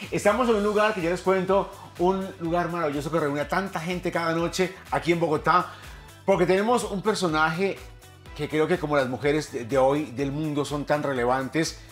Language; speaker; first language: Spanish; native; Spanish